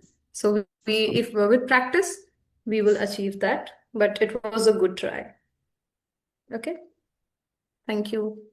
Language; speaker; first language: English; non-native, local second language; Hindi